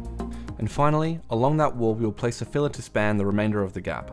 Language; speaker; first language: English; native; English